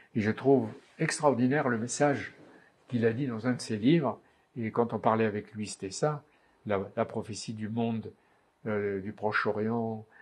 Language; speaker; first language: French; native; French